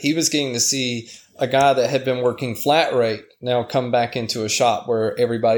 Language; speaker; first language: English; native; English